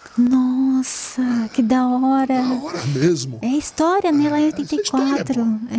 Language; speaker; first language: Portuguese; native; Portuguese